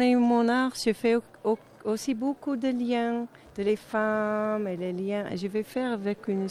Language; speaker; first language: French; non-native, fluent; English